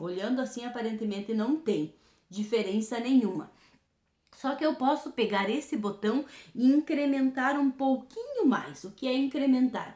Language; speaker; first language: Portuguese; native; Portuguese